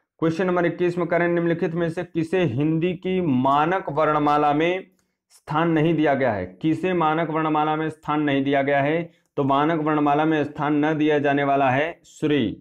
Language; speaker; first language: Hindi; native; Hindi